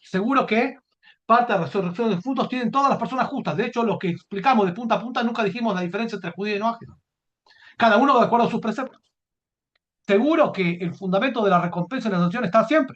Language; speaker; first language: Spanish; native; Spanish